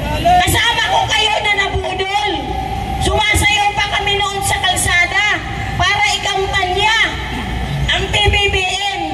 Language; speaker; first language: Filipino; non-native, local second language; Waray